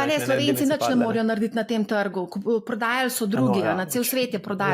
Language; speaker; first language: Slovenian; native; Slovenian